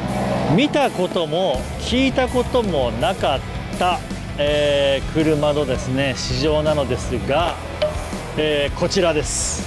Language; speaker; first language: Japanese; native; Japanese